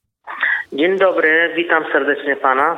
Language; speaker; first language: Polish; non-native, learner; Kurdish